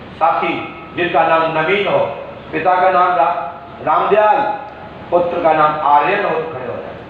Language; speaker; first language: Hindi; native; Hindi